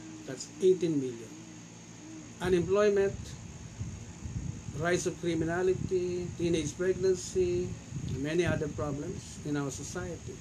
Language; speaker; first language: English; non-native, local second language; Filipino